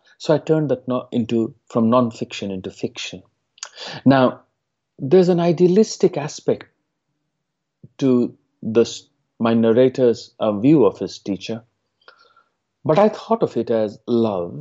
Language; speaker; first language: English; non-native, local second language; Hindi